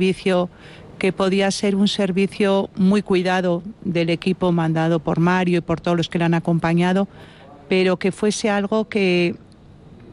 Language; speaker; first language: Spanish; native; Spanish